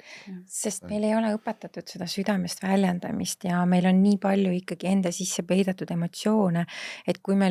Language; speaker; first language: Estonian; native; Estonian